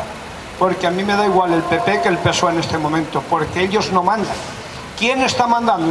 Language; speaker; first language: Spanish; native; Spanish